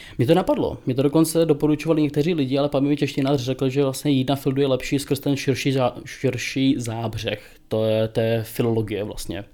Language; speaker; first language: Czech; native; Czech